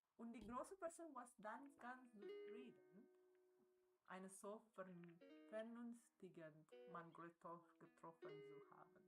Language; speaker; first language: German; non-native, learner; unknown